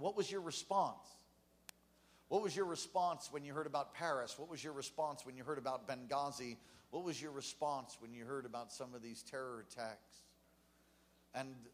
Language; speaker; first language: English; native; English